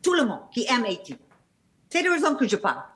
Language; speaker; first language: French; non-native, learner; English